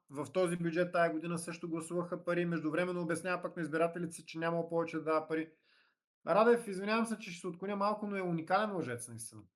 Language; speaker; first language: Bulgarian; native; Bulgarian